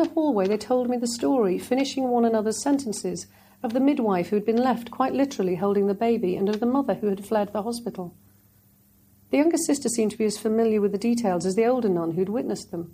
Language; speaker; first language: English; native; English